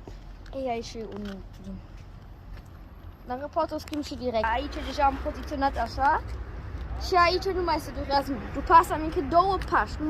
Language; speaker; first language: Romanian; early bilingual, heritage; Romanian